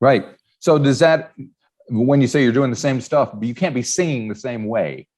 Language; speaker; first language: English; native; English